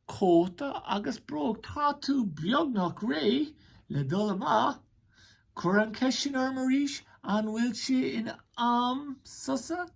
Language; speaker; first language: Irish; non-native, local second language; English